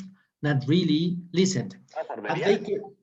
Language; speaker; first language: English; non-native, fluent; Spanish